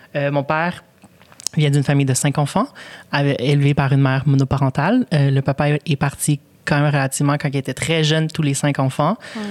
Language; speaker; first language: French; early bilingual, other home language; Spanish